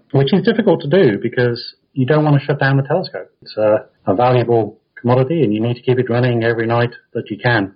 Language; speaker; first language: English; native; English